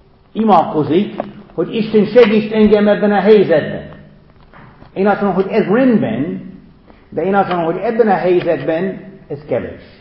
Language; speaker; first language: Hungarian; non-native, fluent; English